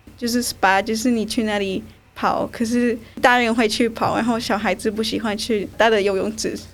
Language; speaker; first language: Chinese; non-native, fluent; Spanish